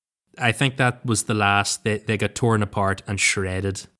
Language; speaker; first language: English; native; English